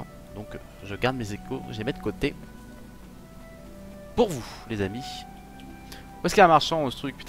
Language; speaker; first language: French; native; French